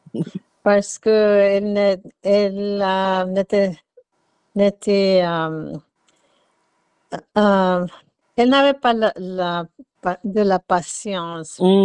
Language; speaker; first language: French; non-native, learner; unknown